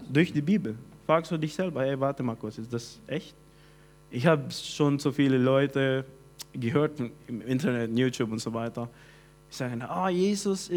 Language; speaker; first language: German; non-native, fluent; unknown